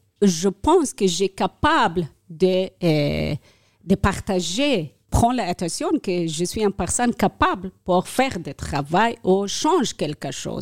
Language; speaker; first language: French; non-native, learner; Persian